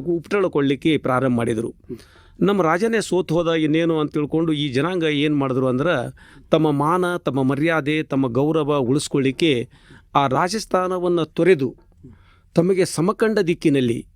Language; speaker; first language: Kannada; non-native, local second language; Lambadi